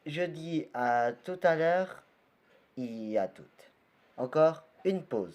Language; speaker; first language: French; non-native, learner; Portuguese